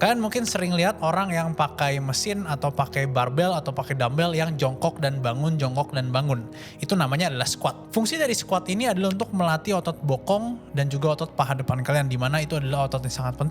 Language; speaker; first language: Indonesian; native; Indonesian